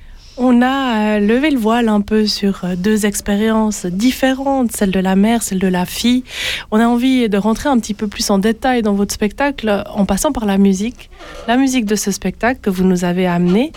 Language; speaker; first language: French; native; French